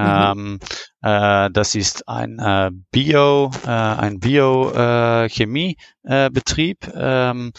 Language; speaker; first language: German; non-native, learner; Dutch